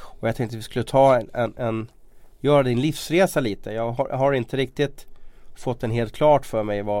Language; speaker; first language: Swedish; native; Swedish